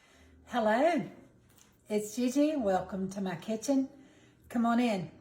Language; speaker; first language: English; native; English